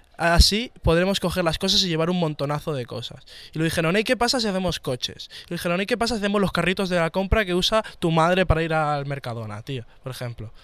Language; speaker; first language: Spanish; native; Spanish